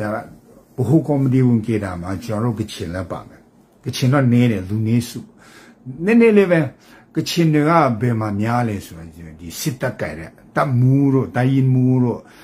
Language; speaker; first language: Burmese; non-native, local second language; Kachin